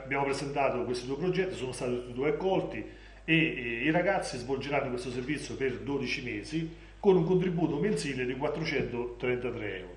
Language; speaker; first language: Italian; native; Italian